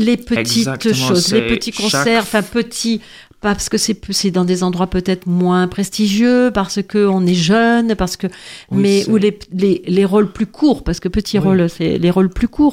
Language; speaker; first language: French; native; French